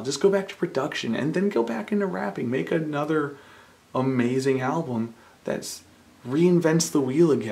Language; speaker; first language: English; native; English